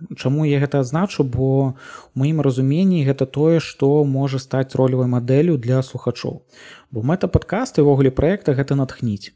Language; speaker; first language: Belarusian; native; Belarusian